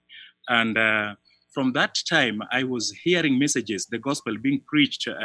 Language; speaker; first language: English; non-native, local second language; Luo (Kenya and Tanzania)